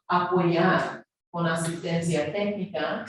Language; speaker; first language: Spanish; non-native, fluent; English